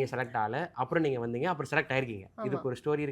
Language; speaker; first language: Tamil; native; Tamil